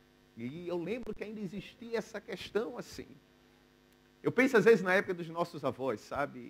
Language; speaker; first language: Portuguese; native; Portuguese